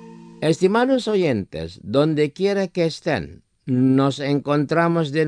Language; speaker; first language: Spanish; non-native, fluent; Indonesian